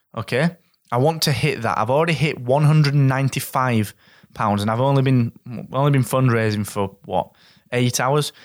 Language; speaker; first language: English; native; English